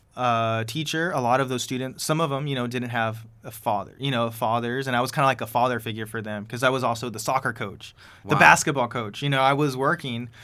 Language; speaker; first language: English; early bilingual, other home language; Spanish